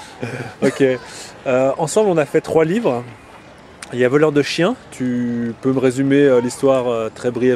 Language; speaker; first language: French; native; French